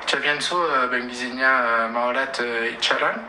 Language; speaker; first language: Amharic; non-native, learner; English